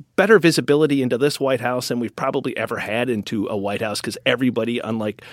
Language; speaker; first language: English; native; English